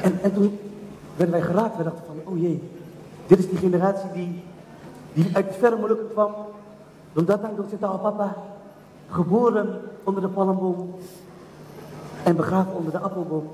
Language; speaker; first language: Dutch; early bilingual, other home language; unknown